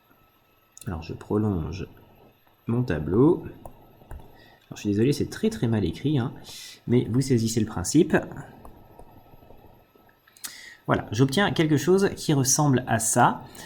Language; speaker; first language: French; native; French